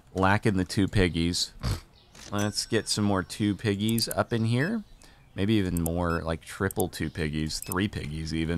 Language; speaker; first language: English; native; English